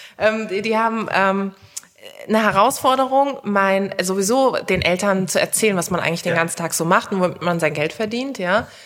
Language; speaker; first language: German; early bilingual, other home language; Turkish